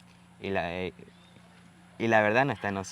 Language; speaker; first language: Spanish; native; Spanish